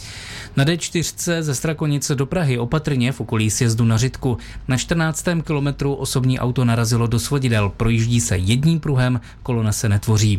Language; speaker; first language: Czech; native; Czech